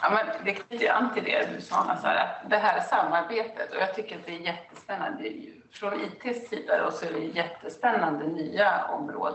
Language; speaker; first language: Swedish; native; Swedish